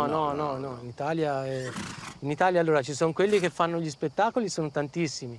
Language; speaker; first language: Italian; native; Italian